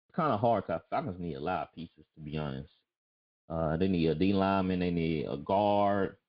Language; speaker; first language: English; native; English